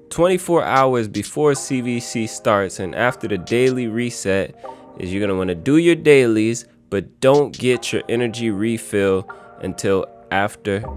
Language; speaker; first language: English; native; English